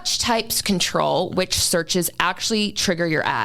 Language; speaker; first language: English; native; English